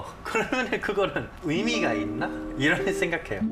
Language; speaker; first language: Korean; non-native, fluent; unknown